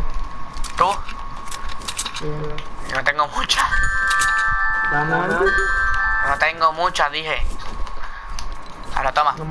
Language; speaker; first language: Spanish; native; Spanish